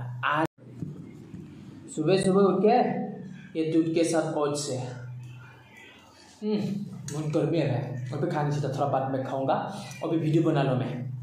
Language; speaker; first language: Hindi; non-native, local second language; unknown